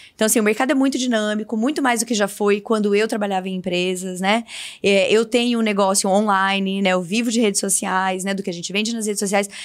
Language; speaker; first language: Portuguese; native; Portuguese